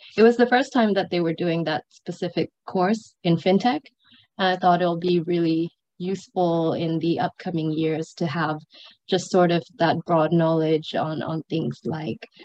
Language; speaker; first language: English; non-native, fluent; Sinhala